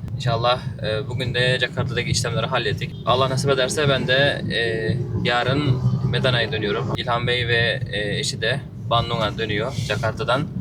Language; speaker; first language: Turkish; native; Turkish